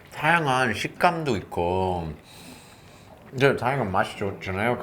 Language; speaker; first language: Korean; non-native, learner; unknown